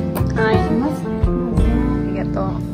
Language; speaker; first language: Japanese; non-native, learner; Filipino